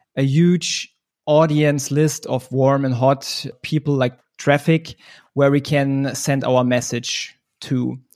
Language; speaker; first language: English; non-native, fluent; German